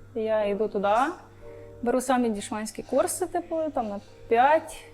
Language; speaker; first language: Ukrainian; non-native, local second language; Romanian